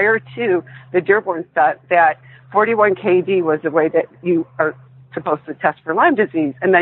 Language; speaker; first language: English; native; English